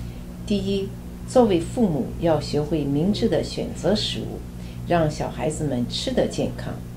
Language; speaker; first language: Chinese; native; Chinese